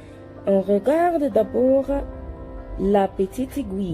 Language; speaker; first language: French; non-native, learner; Arabic